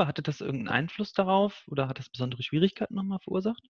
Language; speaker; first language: German; native; German